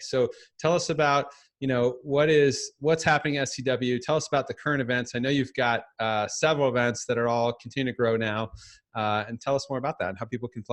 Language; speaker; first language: English; native; English